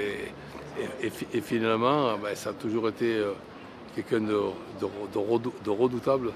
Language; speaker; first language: French; native; French